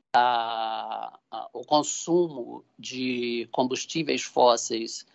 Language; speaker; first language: Portuguese; native; Portuguese